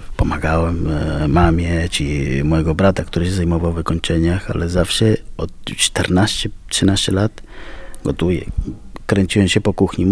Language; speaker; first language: Polish; non-native, fluent; Spanish